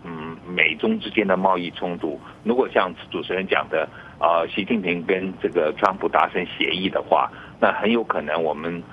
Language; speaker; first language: Chinese; native; Chinese